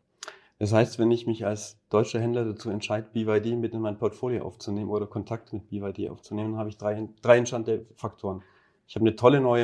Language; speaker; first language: German; native; German